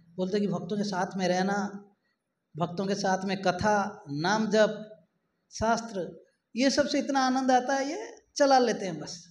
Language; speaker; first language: Hindi; non-native, local second language; Marathi